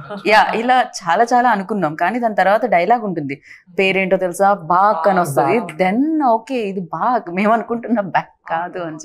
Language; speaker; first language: Telugu; native; Telugu